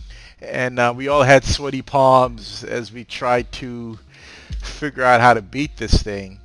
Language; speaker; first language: English; native; English